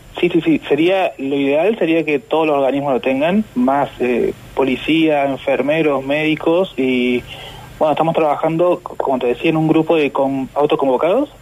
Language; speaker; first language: Spanish; native; Spanish